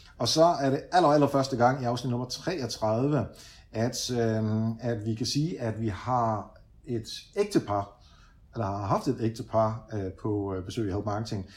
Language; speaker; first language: Danish; early bilingual, other home language; Dutch